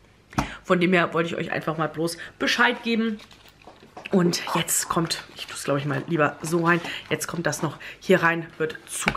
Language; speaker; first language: German; native; German